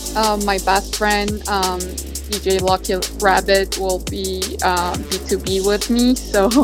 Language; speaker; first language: English; non-native, learner; Korean